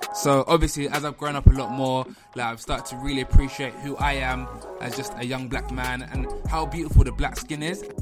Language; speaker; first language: English; native; English